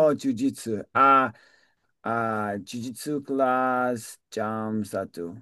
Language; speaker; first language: Indonesian; non-native, learner; English